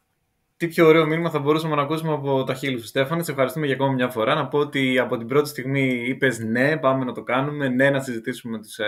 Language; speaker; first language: Greek; native; Greek